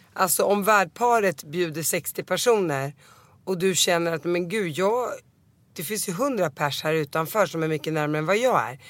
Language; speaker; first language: Swedish; early bilingual, other home language; Arabic